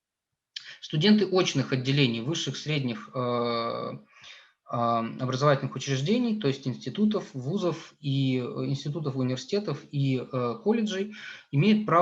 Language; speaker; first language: Russian; native; Russian